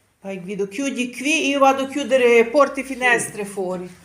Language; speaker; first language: Italian; non-native, learner; Ukrainian